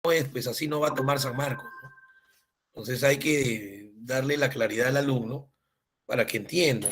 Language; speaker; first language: Spanish; native; Spanish